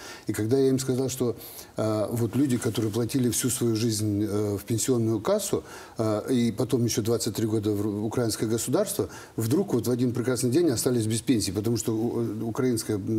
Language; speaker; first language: Russian; native; Russian